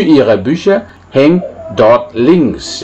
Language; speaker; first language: German; non-native, fluent; Indonesian